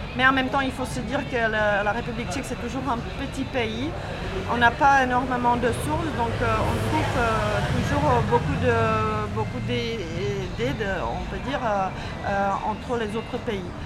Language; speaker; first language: French; non-native, fluent; Czech